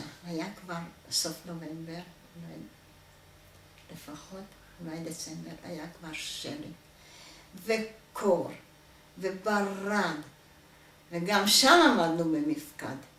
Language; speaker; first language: Hebrew; non-native, fluent; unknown